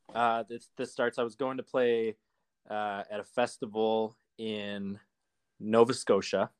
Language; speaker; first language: English; native; English